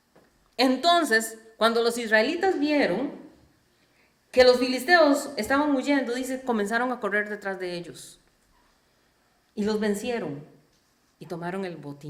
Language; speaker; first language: Spanish; native; Spanish